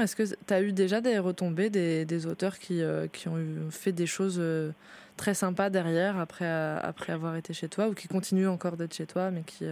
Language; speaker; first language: French; native; French